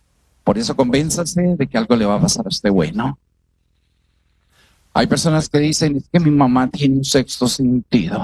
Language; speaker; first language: Spanish; native; Spanish